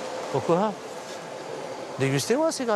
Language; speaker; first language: French; native; French